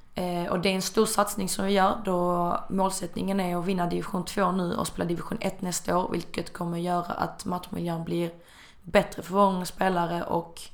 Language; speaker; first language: Swedish; native; Swedish